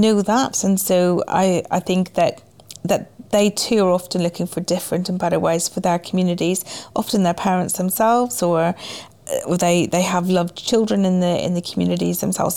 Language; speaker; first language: English; native; English